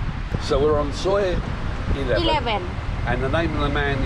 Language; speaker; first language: English; native; English